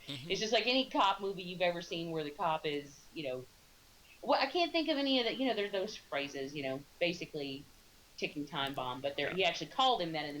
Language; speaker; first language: English; native; English